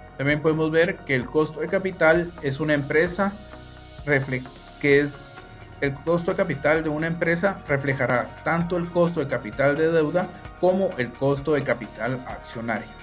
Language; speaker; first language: Spanish; native; Spanish